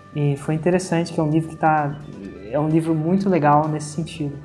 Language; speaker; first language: Portuguese; native; Portuguese